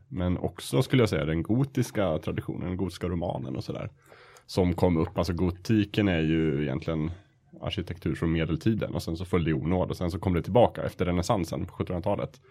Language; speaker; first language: Swedish; native; Swedish